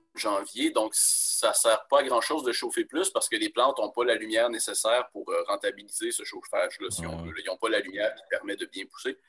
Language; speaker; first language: French; native; French